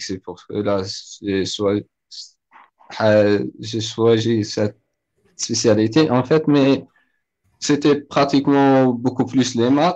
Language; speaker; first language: French; non-native, local second language; Arabic